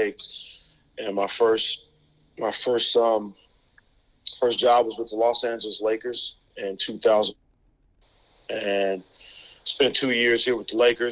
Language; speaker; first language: English; native; English